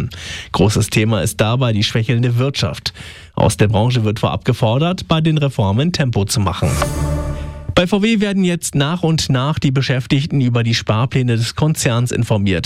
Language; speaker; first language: German; native; German